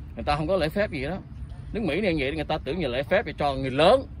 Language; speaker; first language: Vietnamese; native; Vietnamese